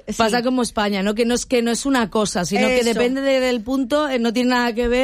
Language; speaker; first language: Spanish; native; Spanish